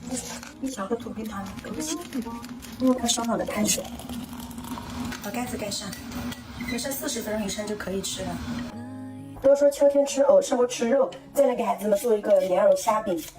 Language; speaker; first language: Chinese; native; Chinese